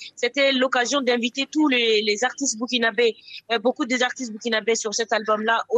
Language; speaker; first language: French; non-native, local second language; Mossi